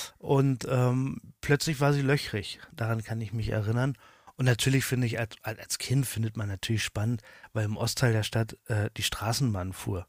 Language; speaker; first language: German; native; German